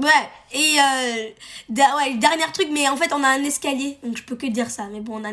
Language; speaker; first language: French; early bilingual, heritage; French